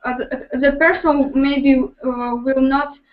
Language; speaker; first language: English; non-native, learner; Russian